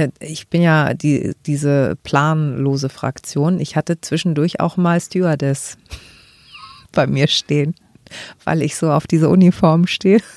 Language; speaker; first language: German; early bilingual, other home language; Greek